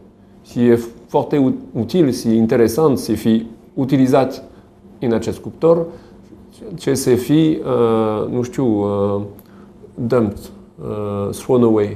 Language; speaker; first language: Romanian; non-native, learner; French